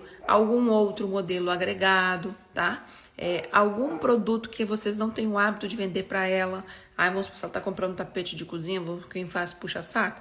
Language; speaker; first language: Portuguese; native; Portuguese